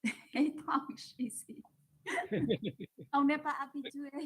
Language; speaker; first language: French; non-native, fluent; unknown